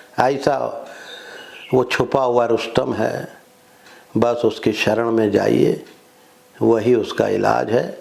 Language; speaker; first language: Hindi; native; Hindi